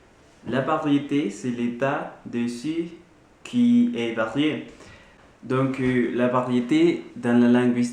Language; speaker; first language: French; non-native, learner; Spanish